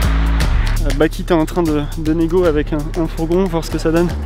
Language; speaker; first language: French; native; French